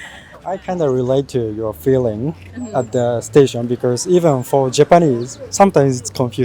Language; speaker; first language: English; non-native, fluent; Japanese